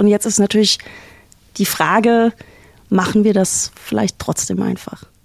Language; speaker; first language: German; native; German